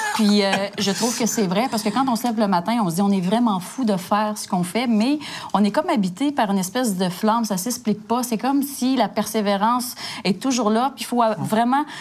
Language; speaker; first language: French; native; French